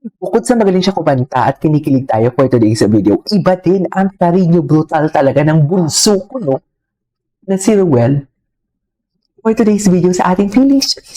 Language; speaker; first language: Filipino; non-native, local second language; Hiligaynon